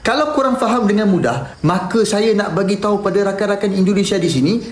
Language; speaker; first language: Malay; native; Malay